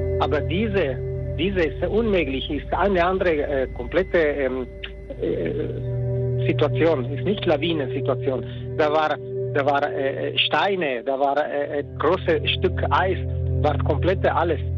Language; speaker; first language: German; non-native, learner; Italian